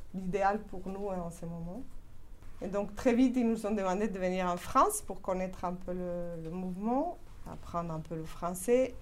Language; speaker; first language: French; non-native, fluent; Spanish